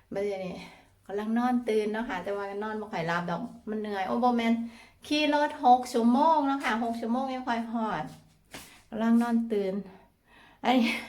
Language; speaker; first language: Thai; native; Thai